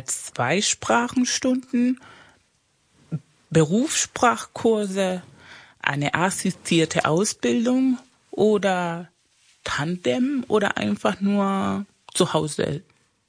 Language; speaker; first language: German; non-native, fluent; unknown